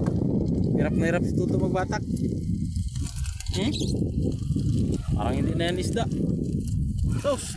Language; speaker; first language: Filipino; non-native, local second language; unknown